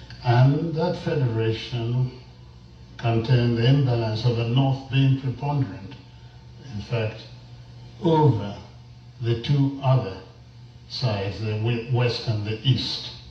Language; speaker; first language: English; non-native, local second language; Igbo